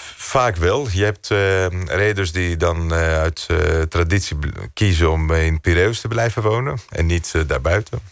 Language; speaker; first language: Dutch; non-native, fluent; Greek